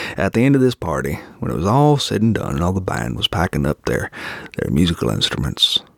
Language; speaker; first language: English; native; English